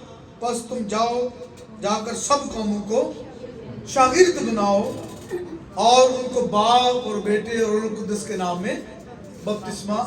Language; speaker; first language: Urdu; native; Urdu